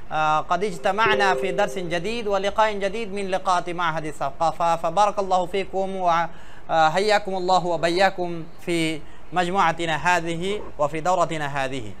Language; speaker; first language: Arabic; non-native, fluent; Bangla